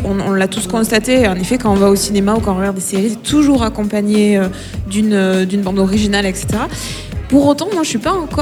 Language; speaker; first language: French; native; French